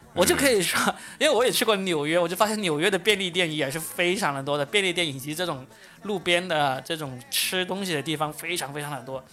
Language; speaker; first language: Chinese; native; Chinese